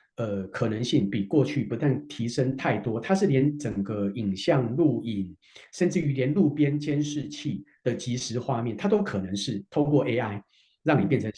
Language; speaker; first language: Chinese; native; Chinese